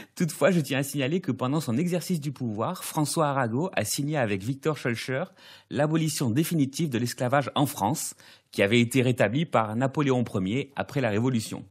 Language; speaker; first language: French; native; French